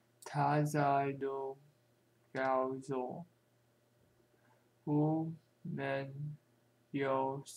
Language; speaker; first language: Chinese; non-native, learner; English